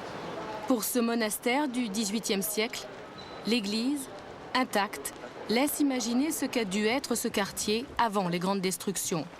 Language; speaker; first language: French; native; French